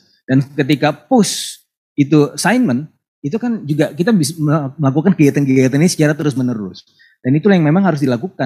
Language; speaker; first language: Indonesian; native; Indonesian